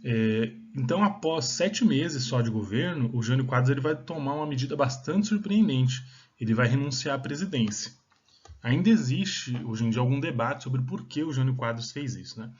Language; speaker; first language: Portuguese; native; Portuguese